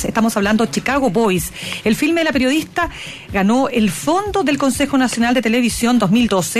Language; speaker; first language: Spanish; native; Spanish